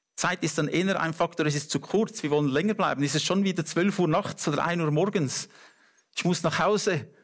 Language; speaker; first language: German; non-native, fluent; English